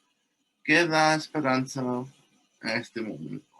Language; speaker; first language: Spanish; early bilingual, heritage; English